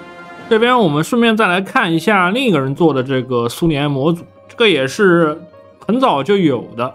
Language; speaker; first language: Chinese; native; Chinese